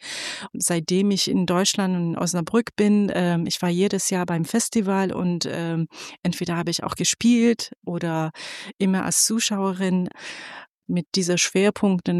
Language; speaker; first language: German; non-native, fluent; Persian